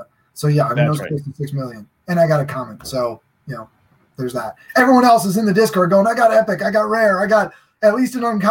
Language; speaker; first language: English; native; English